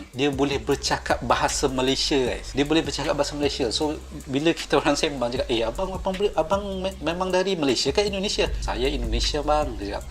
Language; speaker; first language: Malay; native; Malay